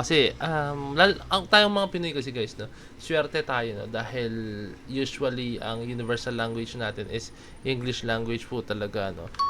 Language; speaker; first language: Filipino; native; Filipino